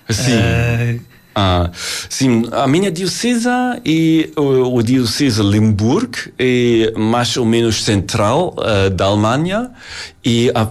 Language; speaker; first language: Portuguese; non-native, learner; German